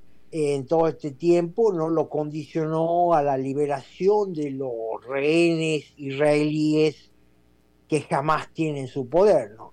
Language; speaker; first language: Spanish; native; Spanish